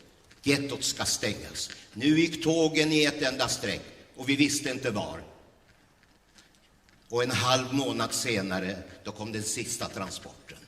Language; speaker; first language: Swedish; early bilingual, other home language; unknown